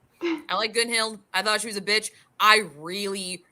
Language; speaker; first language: English; native; English